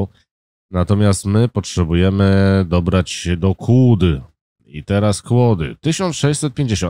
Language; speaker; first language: Polish; native; Polish